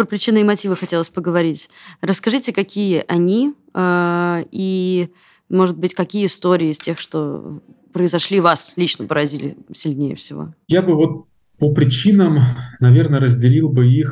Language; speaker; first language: Russian; native; Russian